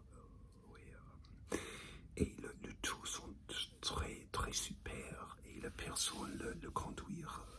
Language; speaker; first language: French; non-native, learner; English